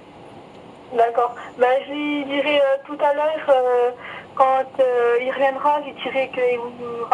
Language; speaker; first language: French; native; French